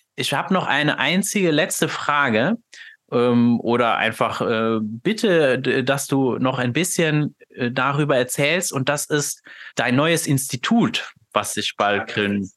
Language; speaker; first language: German; non-native, fluent; Luxembourgish